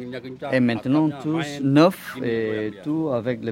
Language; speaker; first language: French; non-native, fluent; Indonesian